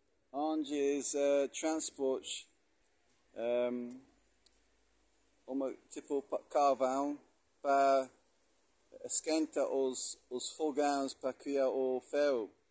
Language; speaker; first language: Portuguese; non-native, learner; English